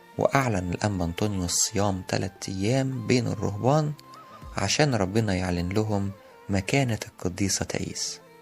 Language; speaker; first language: Egyptian Arabic; native; Egyptian Arabic